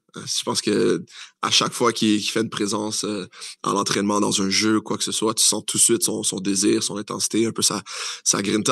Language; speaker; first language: French; native; French